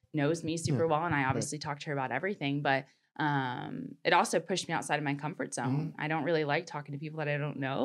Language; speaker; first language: English; native; English